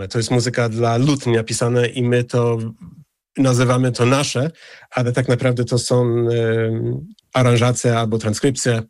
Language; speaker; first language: Polish; non-native, fluent; English